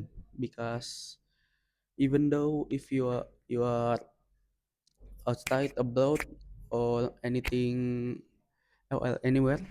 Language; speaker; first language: English; non-native, learner; Indonesian